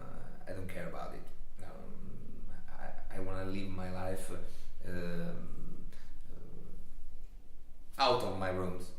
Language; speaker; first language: English; non-native, learner; Italian